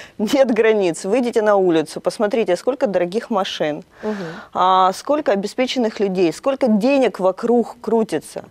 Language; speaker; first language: Russian; native; Russian